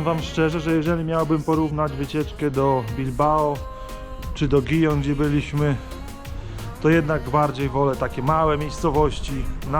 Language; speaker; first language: Polish; native; Polish